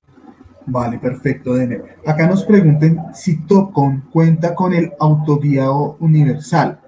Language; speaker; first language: Spanish; native; Spanish